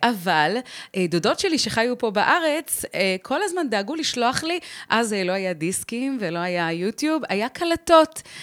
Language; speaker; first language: Hebrew; early bilingual, heritage; Hebrew